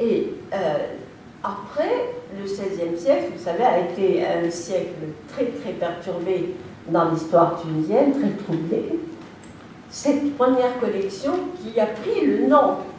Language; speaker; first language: French; non-native, local second language; Arabic